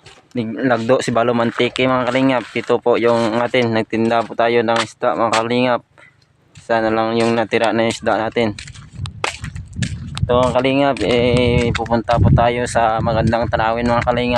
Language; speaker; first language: Filipino; non-native, local second language; Kinaray-a